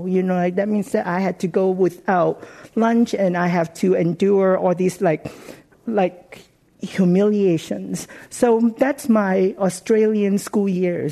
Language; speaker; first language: English; non-native, local second language; Cantonese